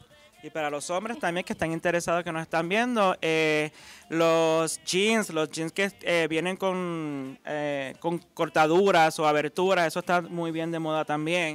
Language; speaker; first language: Spanish; native; Spanish